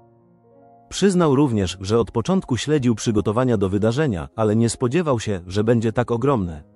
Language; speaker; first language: Polish; native; Polish